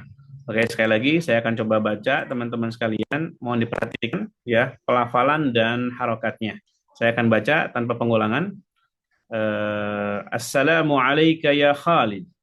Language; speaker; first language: Indonesian; native; Indonesian